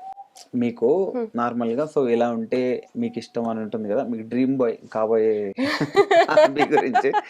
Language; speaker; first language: Telugu; native; Telugu